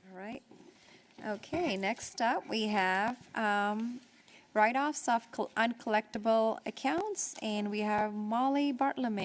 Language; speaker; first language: English; native; English